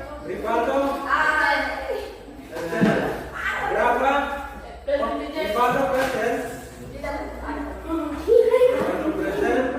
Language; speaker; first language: English; non-native, learner; Indonesian